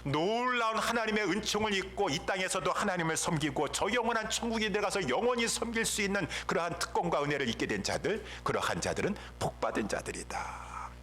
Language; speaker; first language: Korean; native; Korean